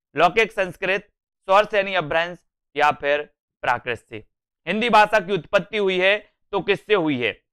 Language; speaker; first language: Hindi; native; Hindi